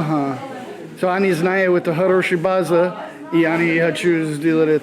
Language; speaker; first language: Russian; non-native, learner; English